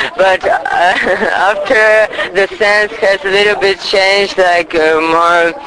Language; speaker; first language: English; non-native, fluent; Russian